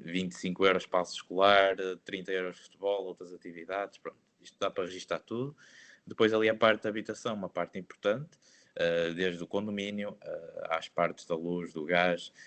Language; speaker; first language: Portuguese; native; Portuguese